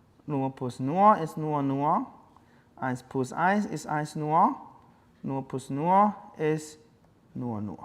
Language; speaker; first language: German; non-native, learner; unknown